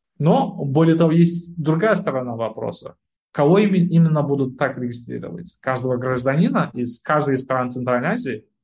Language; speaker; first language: Russian; non-native, local second language; Uzbek